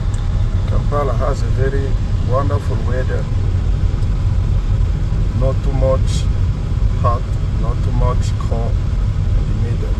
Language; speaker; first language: English; non-native, learner; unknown